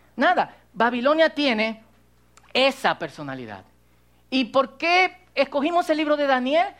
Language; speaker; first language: Spanish; native; Spanish